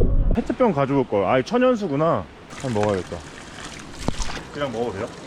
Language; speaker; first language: Korean; native; Korean